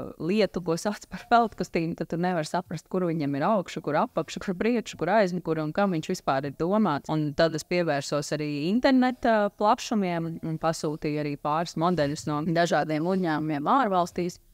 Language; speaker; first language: Latvian; native; Latvian